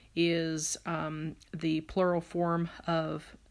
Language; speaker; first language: English; native; English